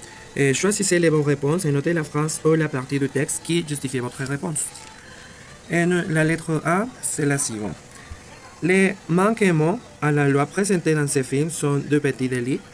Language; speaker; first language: French; non-native, learner; Spanish